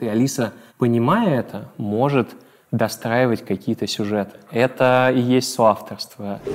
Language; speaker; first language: Russian; native; Russian